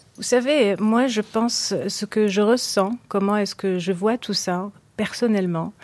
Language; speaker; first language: French; non-native, local second language; Arabic